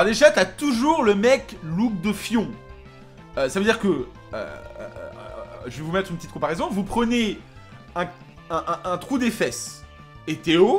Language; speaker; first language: French; native; French